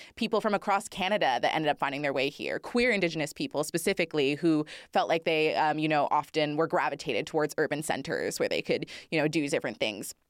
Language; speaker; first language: English; native; English